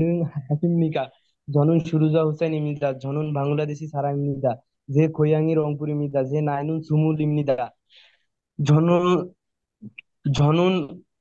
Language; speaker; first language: Korean; non-native, learner; Bangla